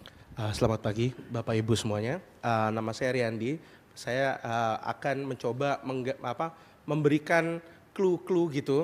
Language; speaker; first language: Indonesian; native; Indonesian